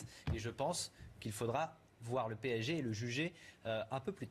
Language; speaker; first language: French; native; French